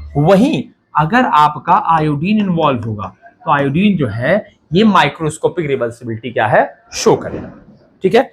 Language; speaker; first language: Hindi; native; Hindi